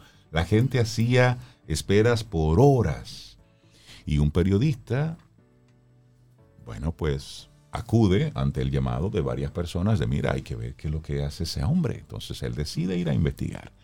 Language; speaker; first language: Spanish; native; Spanish